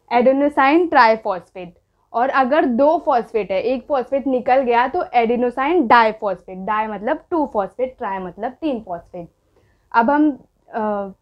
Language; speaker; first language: Hindi; non-native, local second language; Marathi